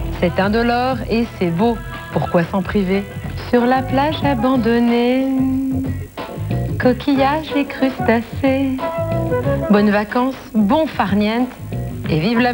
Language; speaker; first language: French; native; French